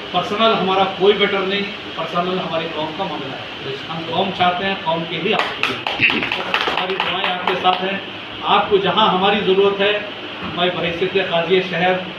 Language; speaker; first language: Urdu; native; Urdu